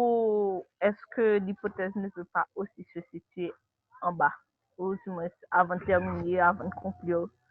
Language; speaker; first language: French; non-native, local second language; Haitian Creole